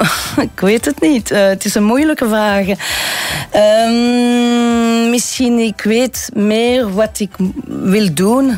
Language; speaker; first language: Dutch; non-native, learner; French